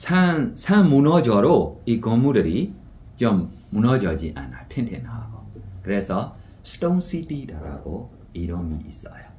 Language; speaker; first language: Korean; non-native, fluent; Burmese